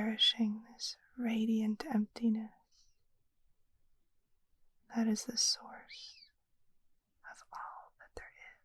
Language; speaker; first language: English; native; English